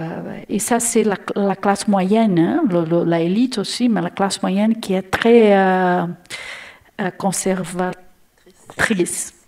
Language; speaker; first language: French; non-native, learner; Portuguese